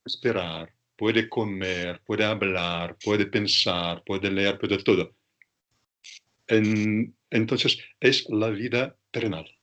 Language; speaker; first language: Spanish; non-native, fluent; Russian